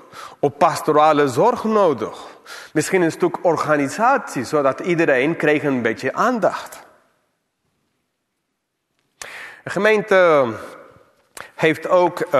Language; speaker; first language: Dutch; non-native, fluent; English